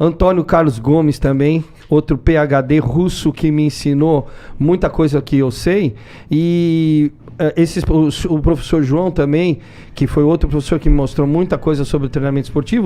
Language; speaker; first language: Portuguese; native; Portuguese